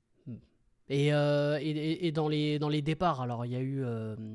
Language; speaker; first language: French; native; French